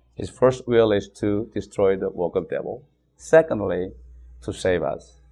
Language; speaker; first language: English; non-native, fluent; Korean